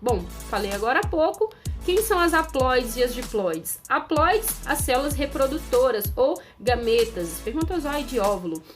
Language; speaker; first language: Portuguese; native; Portuguese